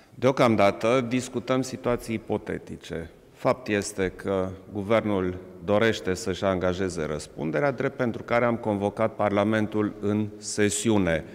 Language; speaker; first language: Romanian; non-native, local second language; German